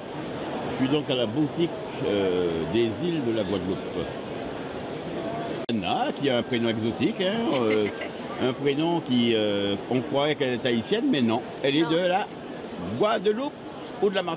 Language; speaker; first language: French; native; French